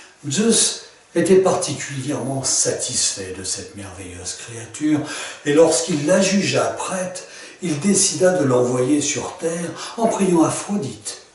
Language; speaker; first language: French; native; French